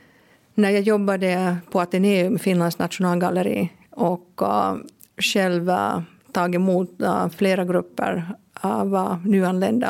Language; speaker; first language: Swedish; non-native, local second language; Finnish